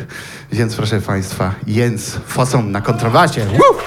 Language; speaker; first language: Polish; non-native, learner; French